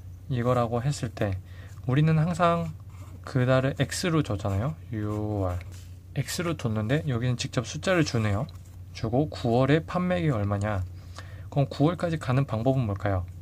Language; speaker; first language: Korean; native; Korean